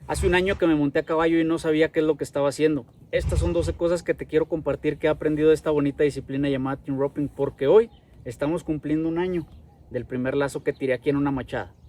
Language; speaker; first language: Spanish; native; Spanish